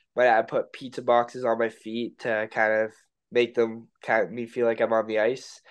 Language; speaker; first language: English; native; English